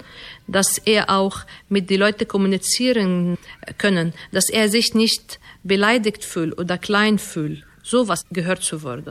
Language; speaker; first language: German; non-native, fluent; Arabic